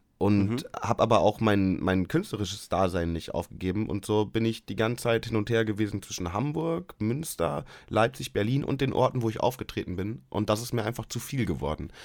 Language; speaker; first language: German; native; German